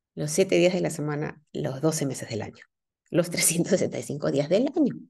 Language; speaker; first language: Spanish; native; Spanish